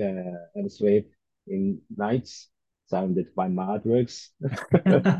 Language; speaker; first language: English; non-native, learner; Japanese